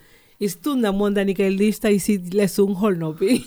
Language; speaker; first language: Hungarian; non-native, fluent; Spanish